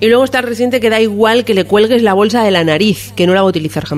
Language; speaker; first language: Spanish; native; Spanish